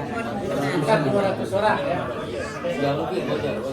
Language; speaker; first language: Indonesian; native; Indonesian